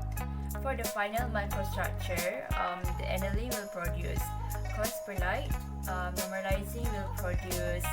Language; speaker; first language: English; non-native, local second language; Malay